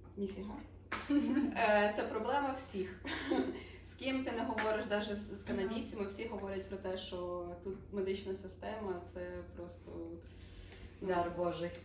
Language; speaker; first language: Ukrainian; native; Ukrainian